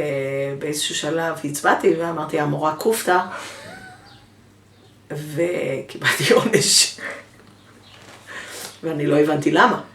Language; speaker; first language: Hebrew; early bilingual, other home language; English